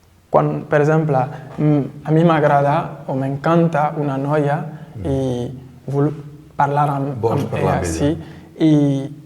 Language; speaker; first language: Catalan; non-native, fluent; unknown